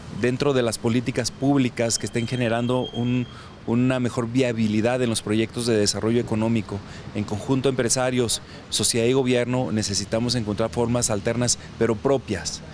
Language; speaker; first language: Spanish; native; Spanish